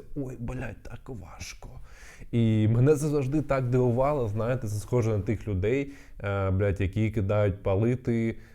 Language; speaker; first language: Ukrainian; non-native, local second language; Russian